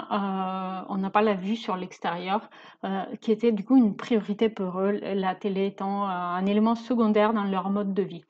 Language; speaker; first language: French; native; French